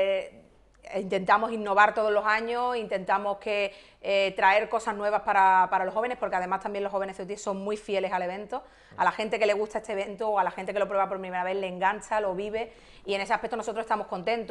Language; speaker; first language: Spanish; native; Spanish